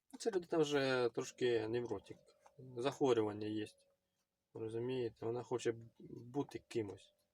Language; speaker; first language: Ukrainian; native; Ukrainian